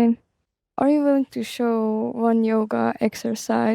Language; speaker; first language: English; non-native, fluent; Estonian